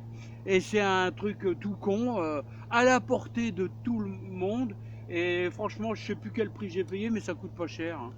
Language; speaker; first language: French; native; French